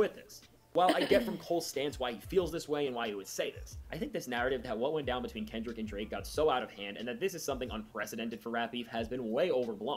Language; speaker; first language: English; native; English